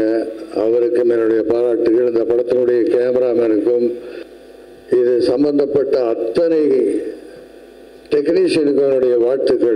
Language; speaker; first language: Tamil; native; Tamil